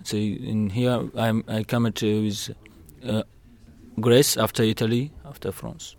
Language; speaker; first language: English; non-native, learner; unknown